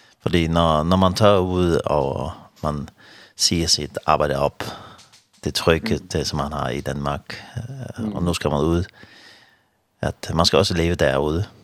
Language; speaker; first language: Danish; non-native, learner; Faroese